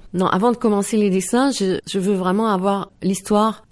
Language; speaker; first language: French; non-native, local second language; Dutch